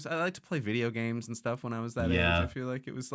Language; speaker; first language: English; native; English